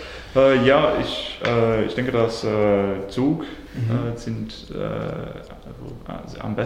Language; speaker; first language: German; non-native, learner; English